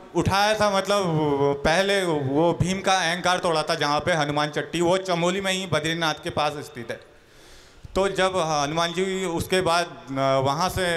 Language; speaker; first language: Hindi; native; Hindi